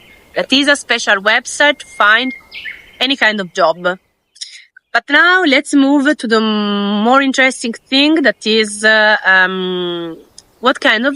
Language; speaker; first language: English; non-native, fluent; Italian